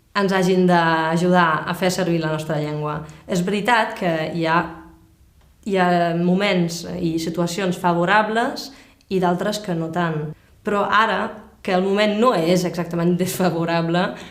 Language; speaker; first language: Catalan; non-native, fluent; German